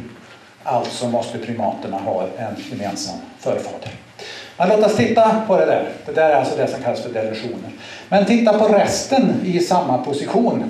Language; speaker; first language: Swedish; native; Swedish